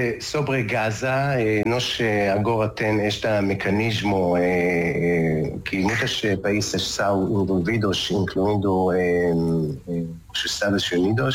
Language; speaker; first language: Portuguese; non-native, learner; Hebrew